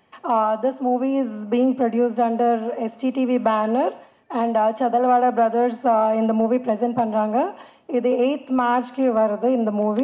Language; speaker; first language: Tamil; non-native, learner; Telugu